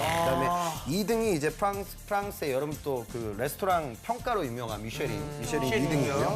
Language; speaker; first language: Korean; native; Korean